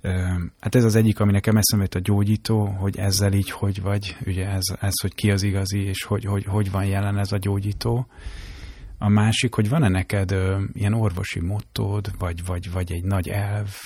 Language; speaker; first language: Hungarian; native; Hungarian